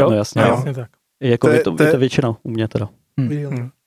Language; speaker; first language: Czech; native; Czech